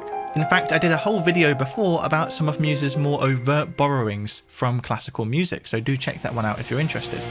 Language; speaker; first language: English; native; English